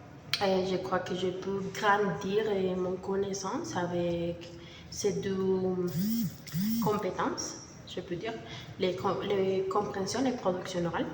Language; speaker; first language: French; non-native, learner; Spanish